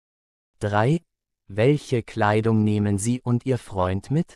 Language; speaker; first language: German; non-native, fluent; Arabic